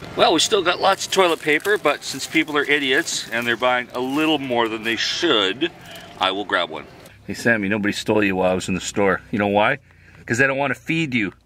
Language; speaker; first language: English; native; English